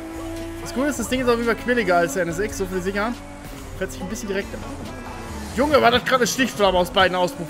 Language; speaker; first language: German; native; German